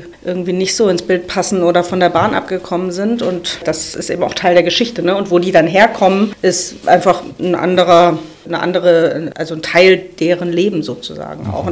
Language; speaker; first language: German; native; German